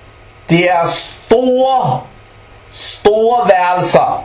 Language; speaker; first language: Danish; non-native, fluent; Arabic